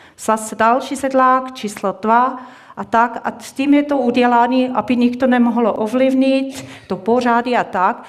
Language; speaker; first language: Czech; non-native, fluent; Swiss German